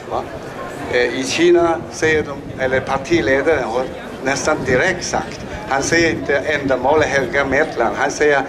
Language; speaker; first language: Swedish; non-native, fluent; Chinese